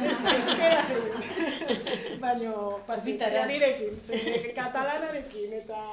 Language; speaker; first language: Basque; non-native, fluent; Catalan